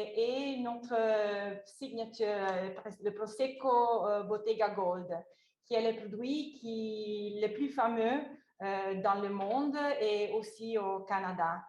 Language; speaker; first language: French; non-native, learner; Italian